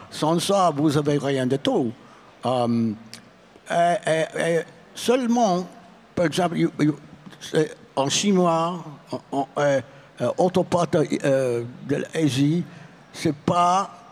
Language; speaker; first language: French; non-native, learner; English